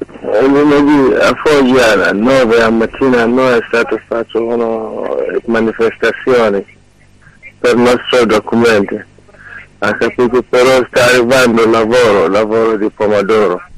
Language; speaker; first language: Italian; non-native, learner; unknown